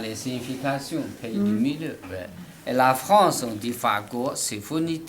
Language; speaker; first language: French; non-native, learner; Chinese